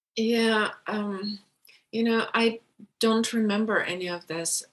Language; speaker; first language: English; non-native, fluent; Russian